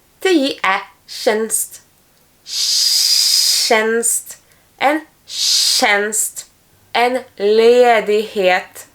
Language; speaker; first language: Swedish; non-native, fluent; Polish